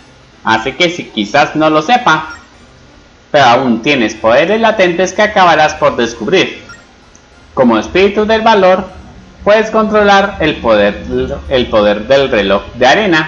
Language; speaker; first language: Spanish; native; Spanish